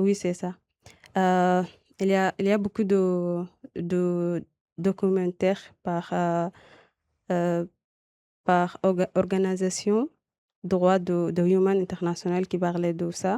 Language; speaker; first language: French; non-native, local second language; Arabic